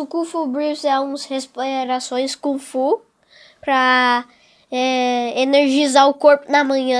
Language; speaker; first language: Portuguese; non-native, local second language; English